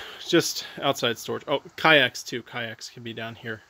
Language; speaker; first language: English; native; English